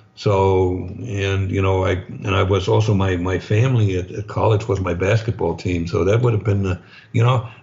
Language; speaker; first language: English; non-native, fluent; German